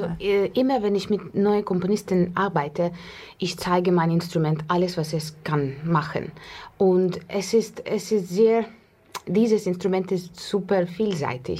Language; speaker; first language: German; non-native, learner; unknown